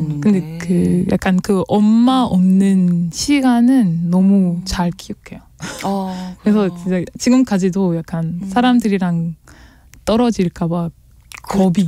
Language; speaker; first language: Korean; non-native, learner; French